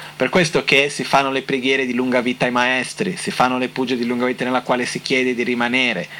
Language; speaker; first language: Italian; non-native, fluent; Portuguese